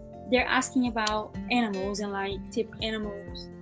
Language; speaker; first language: English; non-native, fluent; Portuguese